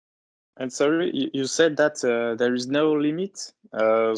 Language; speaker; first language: English; non-native, fluent; French